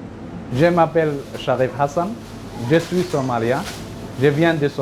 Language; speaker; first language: French; non-native, learner; Somali